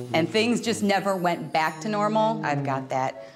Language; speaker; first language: English; native; English